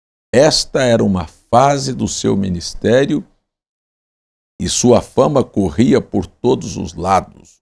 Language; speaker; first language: Portuguese; native; Portuguese